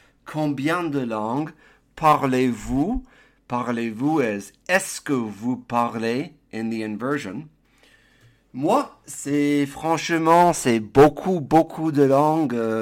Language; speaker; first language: French; non-native, fluent; English